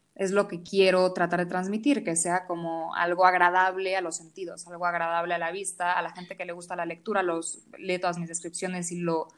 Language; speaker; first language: Spanish; native; Spanish